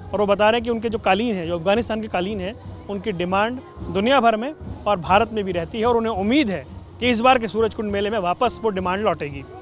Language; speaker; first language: Hindi; native; Hindi